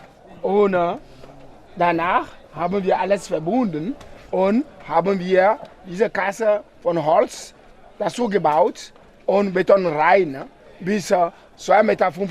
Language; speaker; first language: German; non-native, learner; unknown